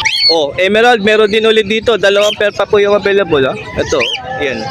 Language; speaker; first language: Filipino; native; Filipino